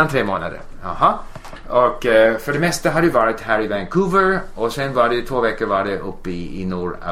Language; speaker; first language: Swedish; non-native, fluent; English